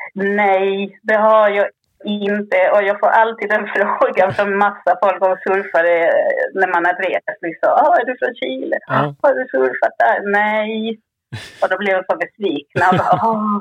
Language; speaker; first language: Swedish; early bilingual, other home language; Spanish